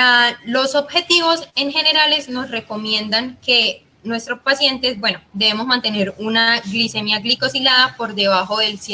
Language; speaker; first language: Spanish; native; Spanish